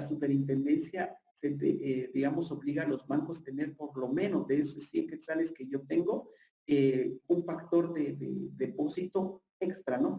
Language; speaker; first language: Spanish; native; Spanish